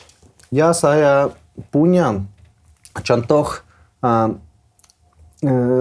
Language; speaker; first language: Indonesian; non-native, learner; Russian